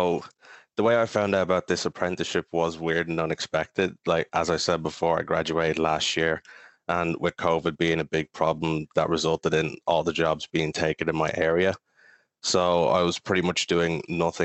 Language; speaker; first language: English; native; English